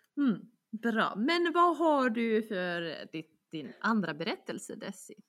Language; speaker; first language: Swedish; non-native, fluent; Bosnian